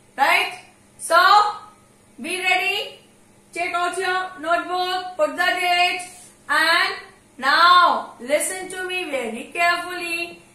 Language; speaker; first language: English; non-native, local second language; Hindi